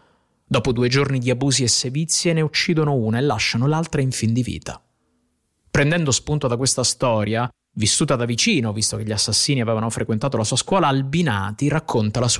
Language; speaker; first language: Italian; native; Italian